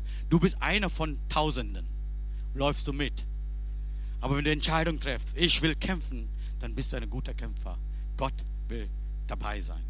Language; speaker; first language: German; non-native, learner; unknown